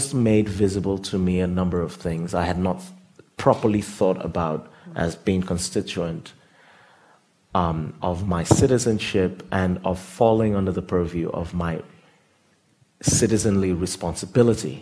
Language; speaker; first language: English; non-native, local second language; Yoruba